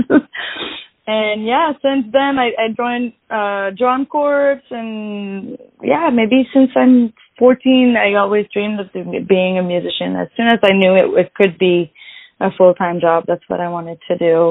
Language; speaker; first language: English; non-native, fluent; French